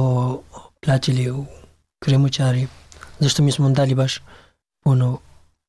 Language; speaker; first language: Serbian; non-native, learner; Pashto